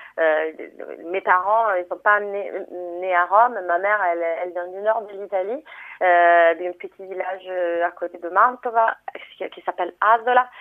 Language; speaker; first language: French; non-native, fluent; Italian